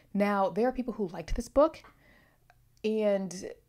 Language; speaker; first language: English; native; English